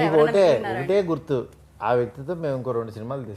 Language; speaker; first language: Telugu; native; Telugu